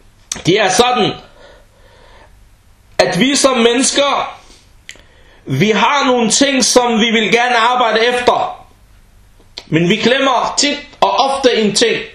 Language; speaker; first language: Danish; early bilingual, other home language; Arabic